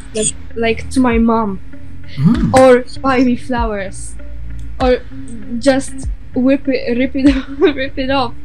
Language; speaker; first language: English; non-native, learner; Polish